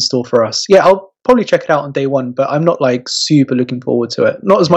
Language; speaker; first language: English; native; English